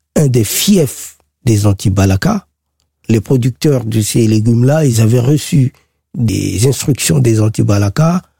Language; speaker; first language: French; non-native, local second language; Sango